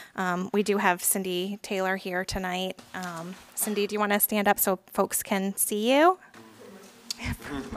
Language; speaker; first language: English; native; English